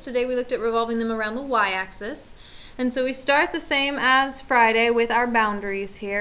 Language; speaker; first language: English; native; English